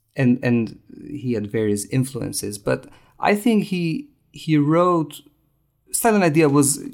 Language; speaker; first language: English; non-native, fluent; Albanian